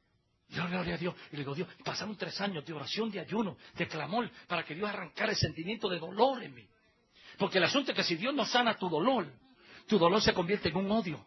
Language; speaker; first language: Spanish; native; Spanish